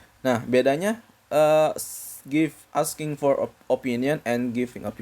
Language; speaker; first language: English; non-native, fluent; Indonesian